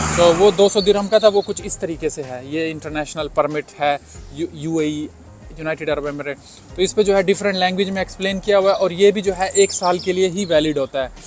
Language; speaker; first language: Urdu; non-native, local second language; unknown